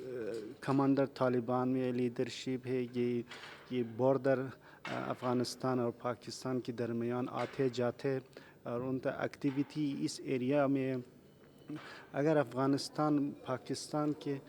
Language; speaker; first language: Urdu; non-native, learner; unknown